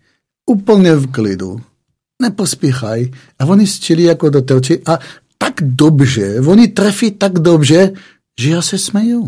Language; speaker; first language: Czech; non-native, fluent; Hebrew